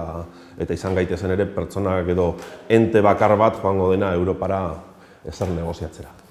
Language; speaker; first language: Basque; native; Basque